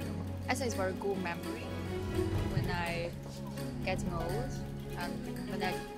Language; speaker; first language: English; non-native, fluent; Chinese